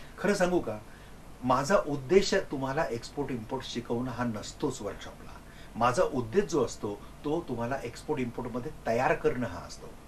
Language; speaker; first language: Marathi; non-native, local second language; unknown